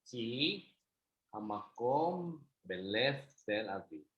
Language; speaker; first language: Hebrew; non-native, fluent; Indonesian